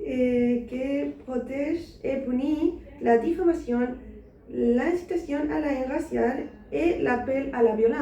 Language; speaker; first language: French; non-native, learner; Spanish